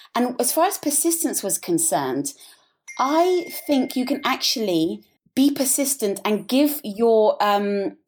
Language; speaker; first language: English; native; English